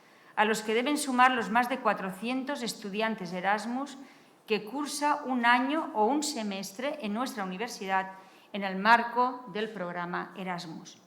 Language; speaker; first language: Spanish; native; Spanish